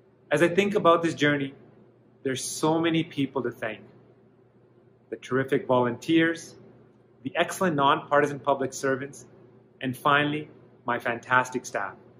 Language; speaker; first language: English; native; English